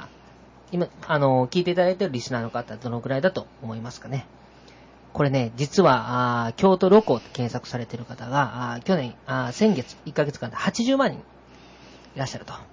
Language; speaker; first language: Japanese; native; Japanese